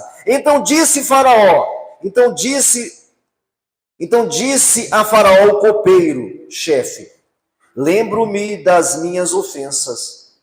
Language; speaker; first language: Portuguese; native; Portuguese